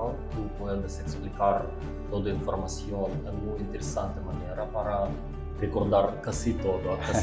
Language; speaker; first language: Spanish; non-native, learner; Russian